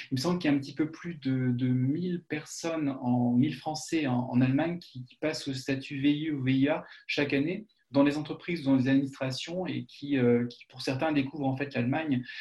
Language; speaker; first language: French; native; French